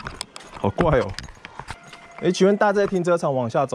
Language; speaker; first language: Chinese; native; Chinese